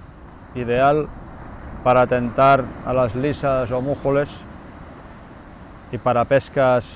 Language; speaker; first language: Spanish; native; Spanish